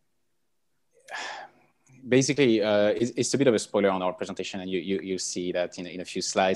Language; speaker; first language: English; non-native, fluent; French